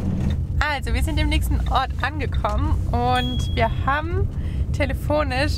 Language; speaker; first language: German; native; German